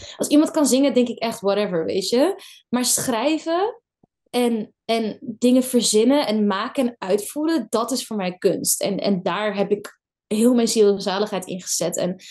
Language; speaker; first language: Dutch; early bilingual, other home language; Kurdish